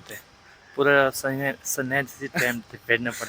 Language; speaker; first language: Hindi; non-native, local second language; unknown